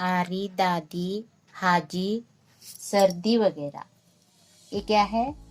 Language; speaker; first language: Urdu; native; Urdu